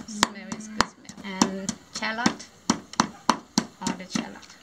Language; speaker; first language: English; non-native, learner; Thai